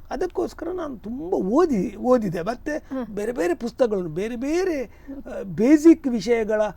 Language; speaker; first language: Kannada; native; Kannada